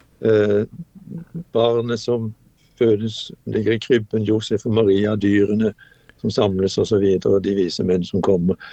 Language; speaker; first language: Norwegian; native; Norwegian